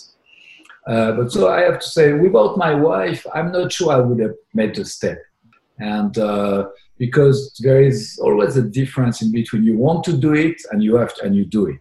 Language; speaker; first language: English; non-native, fluent; French